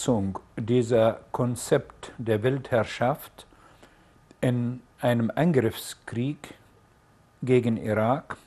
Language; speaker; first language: German; non-native, fluent; Arabic